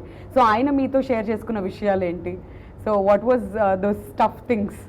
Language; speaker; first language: Telugu; native; Telugu